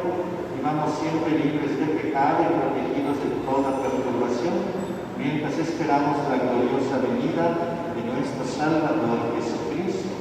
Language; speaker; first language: Spanish; native; Spanish